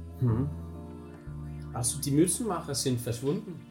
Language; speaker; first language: German; non-native, fluent; Danish